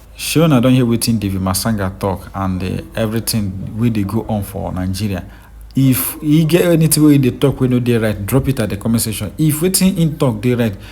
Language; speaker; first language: Nigerian Pidgin; non-native, local second language; Igbo